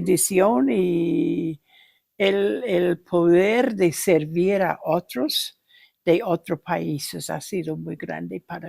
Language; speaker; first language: Spanish; non-native, fluent; English